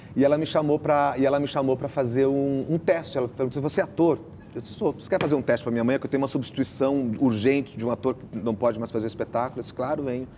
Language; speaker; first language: Portuguese; native; Portuguese